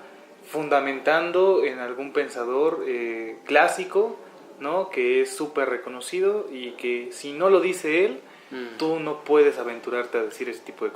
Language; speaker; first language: Spanish; native; Spanish